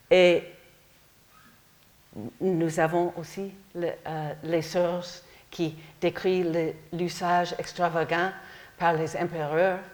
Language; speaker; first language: French; non-native, learner; English